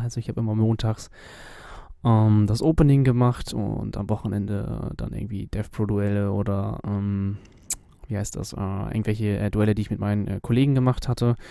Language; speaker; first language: German; native; German